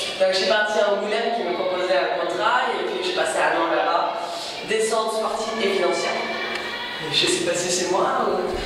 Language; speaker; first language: French; non-native, fluent; Portuguese